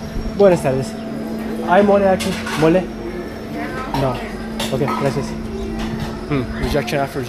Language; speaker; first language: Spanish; non-native, learner; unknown